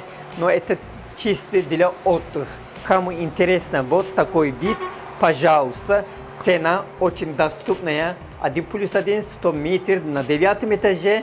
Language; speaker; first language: Russian; non-native, fluent; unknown